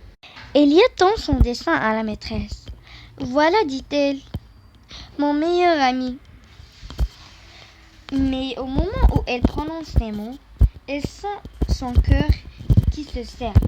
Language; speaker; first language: French; non-native, local second language; Arabic